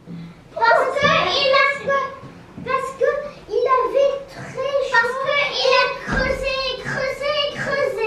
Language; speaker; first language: French; non-native, local second language; Arabic